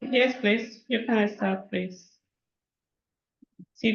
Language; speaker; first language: English; non-native, fluent; Spanish